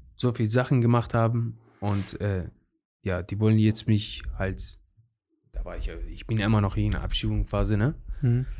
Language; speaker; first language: German; non-native, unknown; Persian